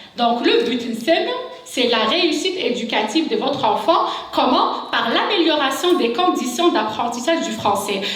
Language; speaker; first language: French; non-native, local second language; Kabyle